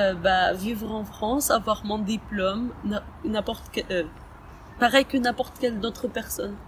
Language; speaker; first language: French; early bilingual, other home language; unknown